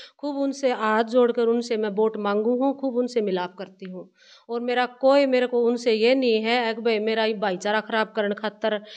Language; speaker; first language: Hindi; native; Hindi